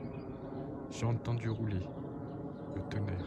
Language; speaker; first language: French; native; French